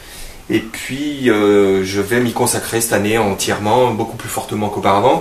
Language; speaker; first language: French; native; French